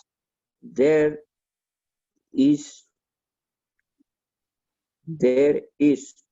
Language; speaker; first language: English; non-native, learner; Spanish